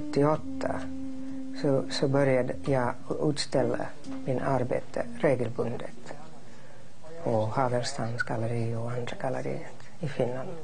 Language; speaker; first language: Swedish; non-native, fluent; English